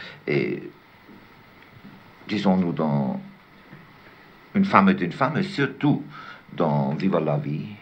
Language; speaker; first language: French; non-native, learner; German